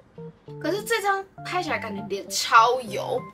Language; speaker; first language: Chinese; native; Chinese